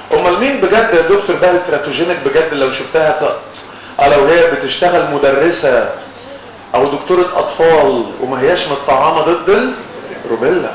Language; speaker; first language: Arabic; native; Arabic